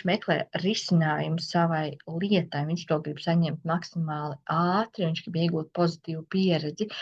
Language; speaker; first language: Latvian; native; Latvian